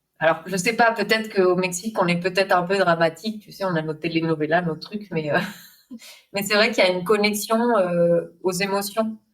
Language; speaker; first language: French; non-native, fluent; Spanish